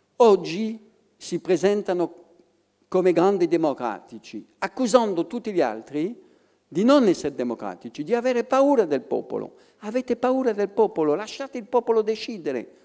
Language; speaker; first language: Italian; non-native, fluent; French